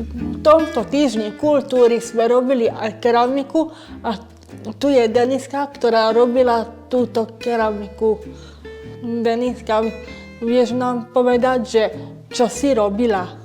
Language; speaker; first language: Slovak; non-native, local second language; Hungarian